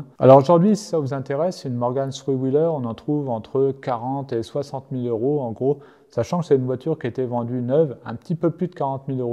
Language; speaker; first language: French; native; French